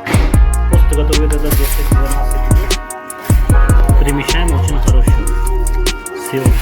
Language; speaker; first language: Russian; non-native, learner; Hindi